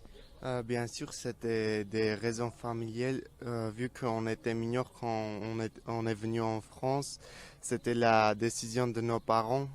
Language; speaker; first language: French; non-native, fluent; Armenian